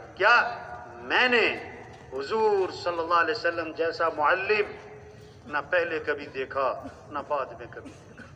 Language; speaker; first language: Urdu; non-native, local second language; Pashto